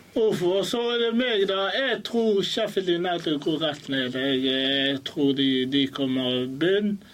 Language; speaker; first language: Norwegian; early bilingual, other home language; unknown